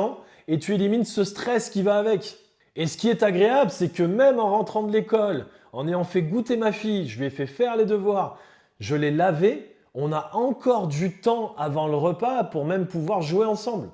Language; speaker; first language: French; native; French